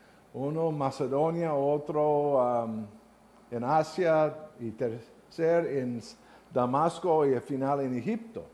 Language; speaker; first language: Spanish; non-native, learner; English